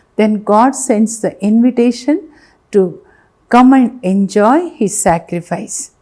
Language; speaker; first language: English; non-native, local second language; Telugu